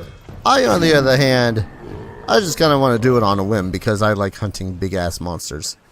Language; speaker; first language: English; native; English